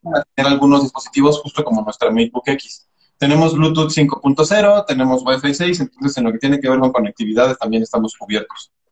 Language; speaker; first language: Spanish; native; Spanish